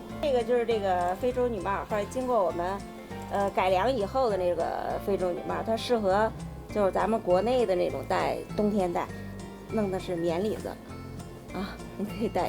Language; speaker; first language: Chinese; native; Chinese